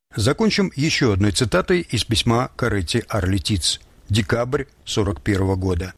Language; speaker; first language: Russian; native; Russian